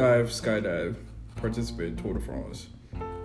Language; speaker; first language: English; non-native, local second language; Yoruba